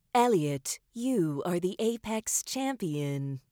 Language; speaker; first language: English; native; English